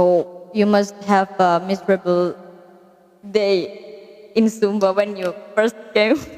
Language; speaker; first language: English; non-native, learner; Indonesian